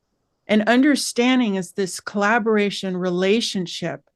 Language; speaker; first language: English; native; English